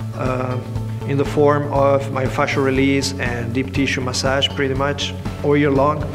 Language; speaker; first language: English; non-native, fluent; Italian